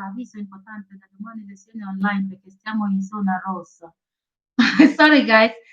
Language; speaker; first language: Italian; non-native, learner; Igbo